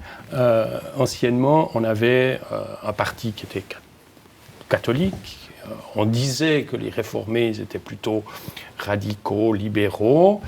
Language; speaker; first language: French; native; French